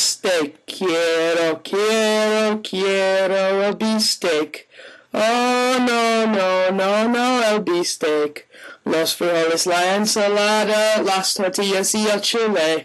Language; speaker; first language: Spanish; non-native, learner; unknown